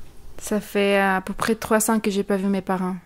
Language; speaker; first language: French; non-native, learner; Spanish